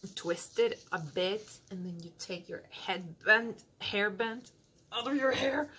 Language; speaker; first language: English; non-native, fluent; Spanish